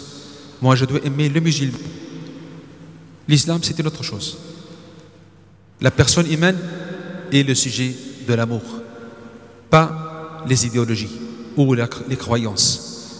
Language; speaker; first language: French; non-native, local second language; Arabic